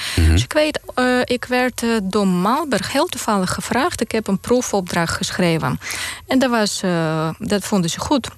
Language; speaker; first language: Dutch; non-native, fluent; Romanian